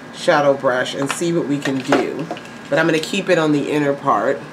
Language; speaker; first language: English; native; English